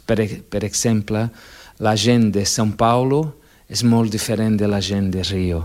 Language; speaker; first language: Catalan; non-native, fluent; Portuguese